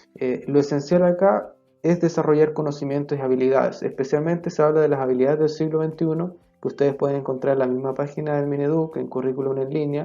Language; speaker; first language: Spanish; native; Spanish